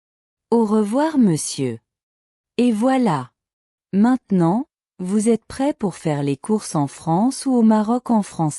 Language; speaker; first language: French; non-native, local second language; Arabic